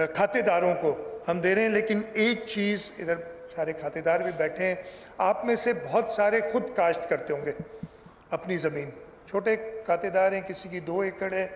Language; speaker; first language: Urdu; non-native, local second language; Sindhi